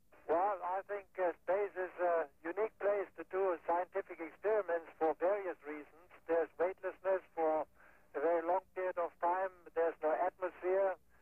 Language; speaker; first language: English; non-native, fluent; German